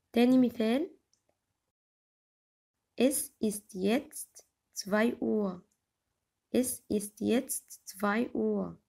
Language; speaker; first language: German; non-native, fluent; Arabic